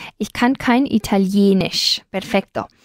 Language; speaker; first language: German; non-native, fluent; Spanish